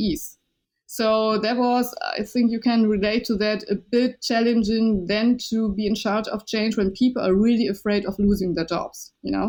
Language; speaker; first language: English; non-native, fluent; Chinese